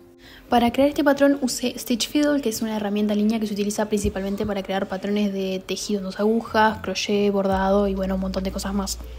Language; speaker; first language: Spanish; native; Spanish